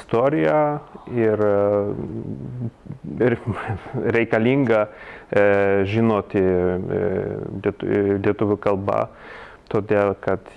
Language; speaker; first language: Lithuanian; non-native, learner; Polish